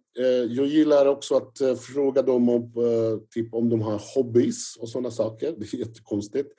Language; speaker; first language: Swedish; non-native, fluent; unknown